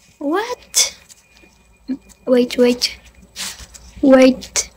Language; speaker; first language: English; non-native, learner; Spanish